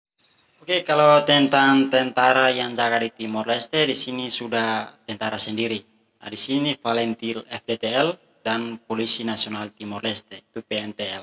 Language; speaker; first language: Indonesian; non-native, fluent; Tetum